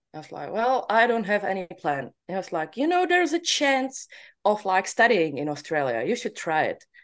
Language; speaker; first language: English; non-native, fluent; Czech